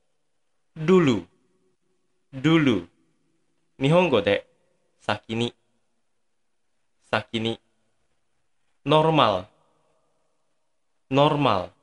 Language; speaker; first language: Japanese; non-native, fluent; Indonesian